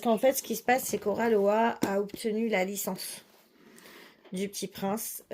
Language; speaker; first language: French; native; French